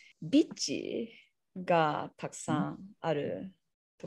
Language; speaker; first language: Japanese; non-native, learner; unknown